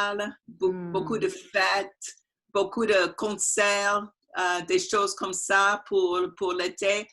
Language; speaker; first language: French; non-native, learner; English